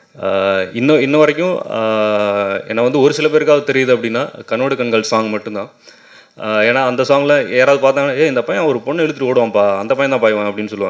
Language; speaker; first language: Tamil; native; Tamil